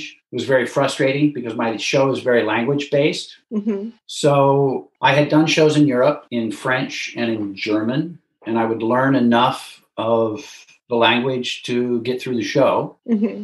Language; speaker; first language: English; native; English